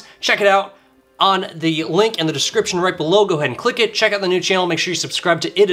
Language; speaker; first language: English; native; English